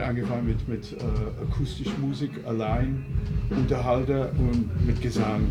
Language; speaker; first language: German; non-native, fluent; English